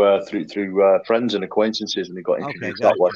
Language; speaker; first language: English; native; English